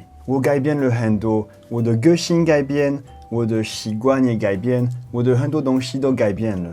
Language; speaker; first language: Chinese; non-native, fluent; French